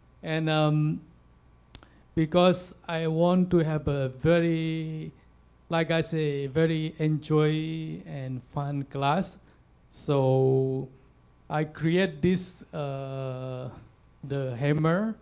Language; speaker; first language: English; non-native, fluent; Balinese